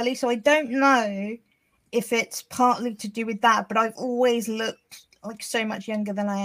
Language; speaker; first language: English; native; English